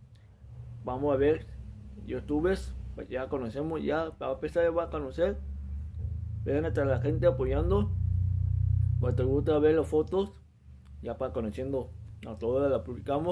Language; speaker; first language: Spanish; non-native, local second language; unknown